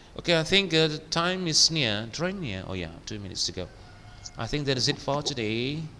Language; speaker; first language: English; non-native, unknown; Indonesian